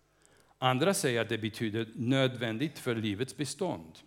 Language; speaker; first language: Swedish; non-native, fluent; English